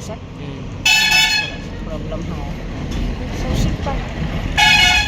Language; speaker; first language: Hindi; non-native, local second language; Bhojpuri